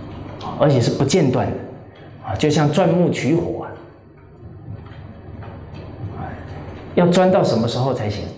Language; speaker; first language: Chinese; native; Chinese